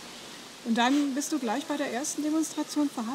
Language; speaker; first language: German; native; German